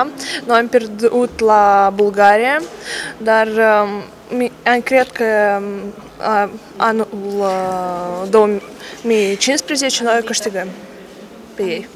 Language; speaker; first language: Romanian; non-native, local second language; Russian